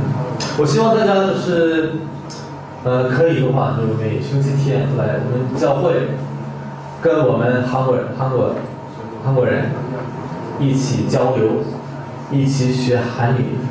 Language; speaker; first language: Chinese; non-native, fluent; Korean